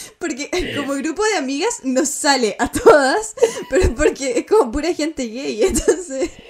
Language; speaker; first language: Spanish; native; Spanish